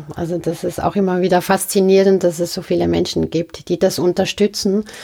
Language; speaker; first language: German; native; German